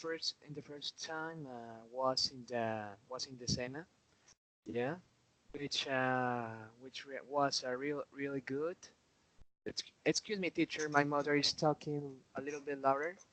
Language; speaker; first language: English; non-native, learner; Spanish